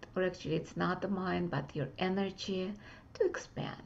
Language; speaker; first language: English; non-native, fluent; Russian